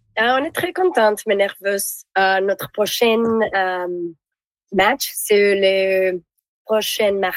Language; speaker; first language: French; non-native, learner; Spanish